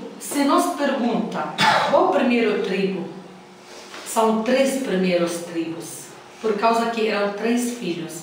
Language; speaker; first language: Portuguese; non-native, learner; Arabic